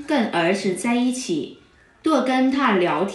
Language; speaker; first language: Chinese; non-native, fluent; Vietnamese